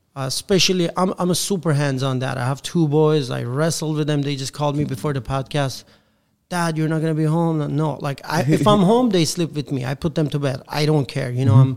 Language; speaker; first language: English; non-native, fluent; Persian